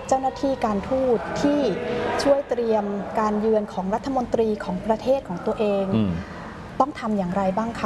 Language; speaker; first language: Thai; native; Thai